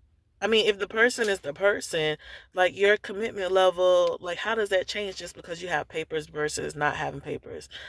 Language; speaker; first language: English; native; English